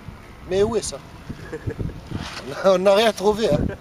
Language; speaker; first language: French; non-native, local second language; Arabic